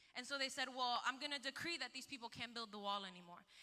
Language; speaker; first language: English; early bilingual, other home language; Spanish